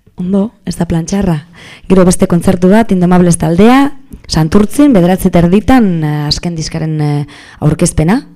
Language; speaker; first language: Basque; non-native, local second language; Spanish